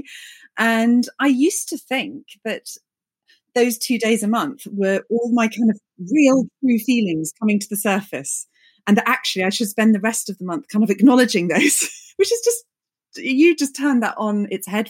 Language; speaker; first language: English; native; English